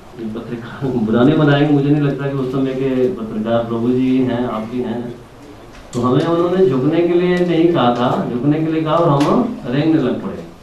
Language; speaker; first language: Hindi; native; Hindi